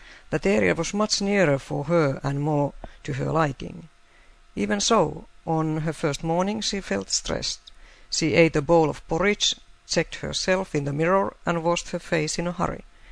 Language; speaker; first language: English; non-native, fluent; Finnish